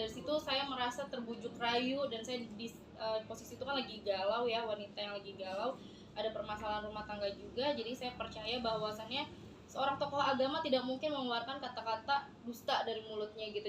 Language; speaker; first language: Indonesian; native; Indonesian